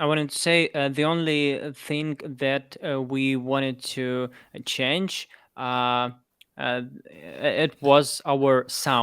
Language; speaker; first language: English; non-native, fluent; Russian